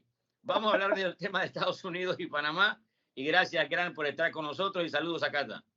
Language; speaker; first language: Spanish; native; Spanish